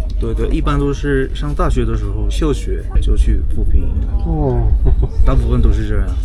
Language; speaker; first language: Chinese; non-native, learner; Korean